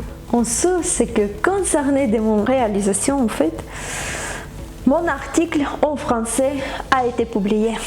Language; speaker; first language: French; non-native, fluent; Ukrainian